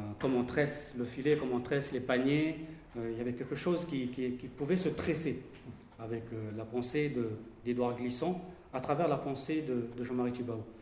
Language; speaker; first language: French; non-native, local second language; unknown